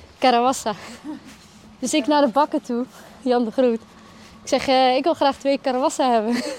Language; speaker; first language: Dutch; early bilingual, other home language; Arabic